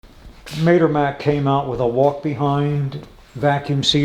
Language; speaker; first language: English; native; English